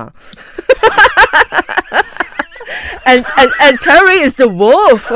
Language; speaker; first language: English; non-native, local second language; Cantonese